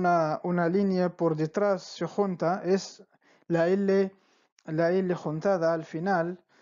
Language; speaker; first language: Spanish; non-native, fluent; Arabic